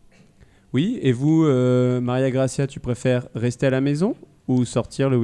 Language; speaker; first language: French; native; French